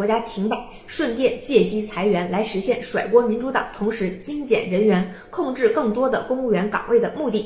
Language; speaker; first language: Chinese; native; Chinese